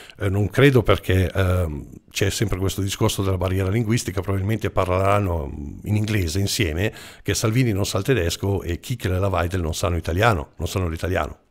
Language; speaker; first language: Italian; non-native, fluent; German